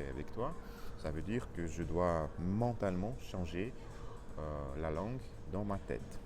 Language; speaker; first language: French; non-native, learner; Russian